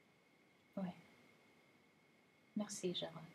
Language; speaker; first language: French; non-native, fluent; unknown